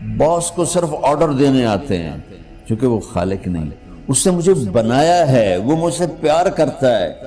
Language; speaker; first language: Urdu; non-native, local second language; Punjabi